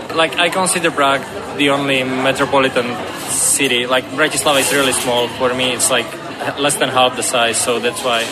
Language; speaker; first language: English; non-native, fluent; Slovak